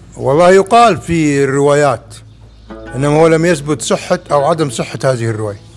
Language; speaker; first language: Arabic; native; Arabic